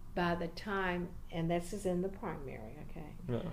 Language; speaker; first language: English; native; English